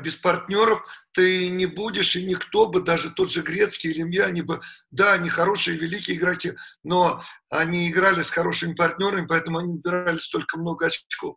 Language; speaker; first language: Russian; native; Russian